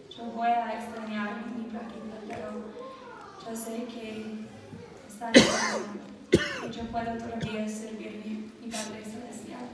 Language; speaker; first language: Spanish; non-native, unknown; English